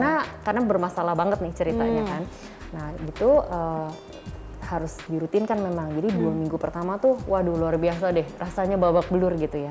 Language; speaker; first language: Indonesian; native; Indonesian